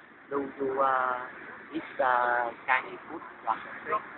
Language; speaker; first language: English; non-native, learner; Vietnamese